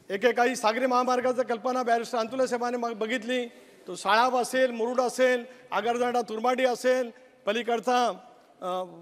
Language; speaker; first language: Marathi; native; Marathi